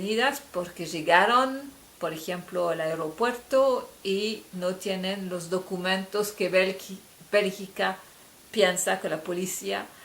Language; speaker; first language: Spanish; non-native, fluent; French